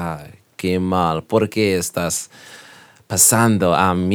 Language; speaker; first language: Spanish; non-native, learner; English